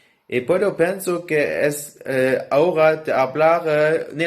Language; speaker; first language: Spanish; non-native, learner; Luxembourgish